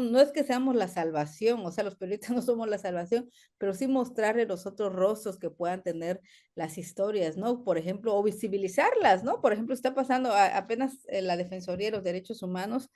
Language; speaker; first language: Spanish; native; Spanish